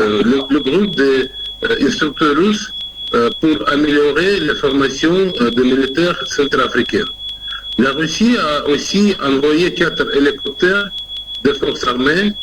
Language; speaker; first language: French; non-native, fluent; Russian